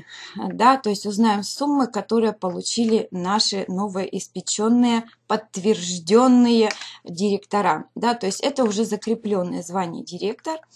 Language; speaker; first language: Russian; native; Russian